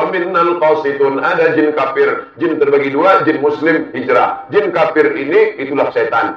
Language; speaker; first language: Indonesian; non-native, local second language; Malay